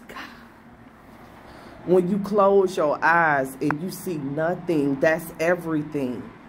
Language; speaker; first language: English; native; English